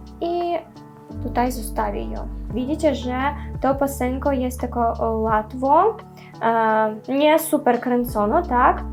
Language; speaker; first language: Polish; non-native, learner; Russian